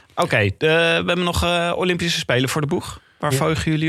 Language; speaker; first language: Dutch; native; Dutch